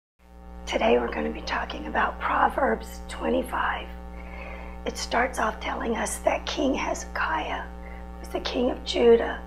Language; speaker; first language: English; native; English